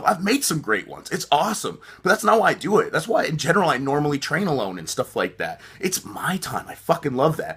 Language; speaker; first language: English; native; English